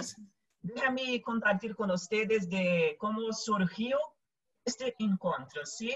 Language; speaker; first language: Spanish; non-native, learner; Portuguese